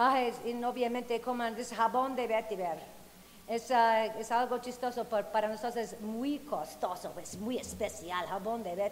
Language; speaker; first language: Spanish; non-native, fluent; English